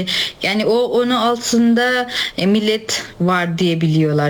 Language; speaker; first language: Turkish; non-native, learner; Nepali